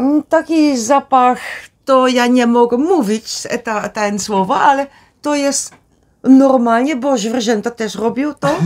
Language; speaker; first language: Polish; non-native, learner; Dutch